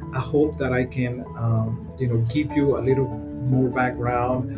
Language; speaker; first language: English; non-native, fluent; Spanish